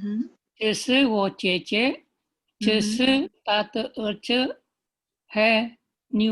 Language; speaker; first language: Chinese; non-native, learner; Indonesian